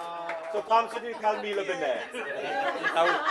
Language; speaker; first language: Welsh; native; Welsh